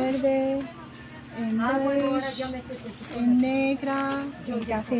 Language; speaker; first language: Spanish; non-native, learner; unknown